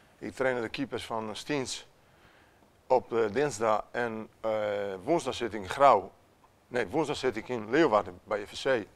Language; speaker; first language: Dutch; non-native, fluent; Italian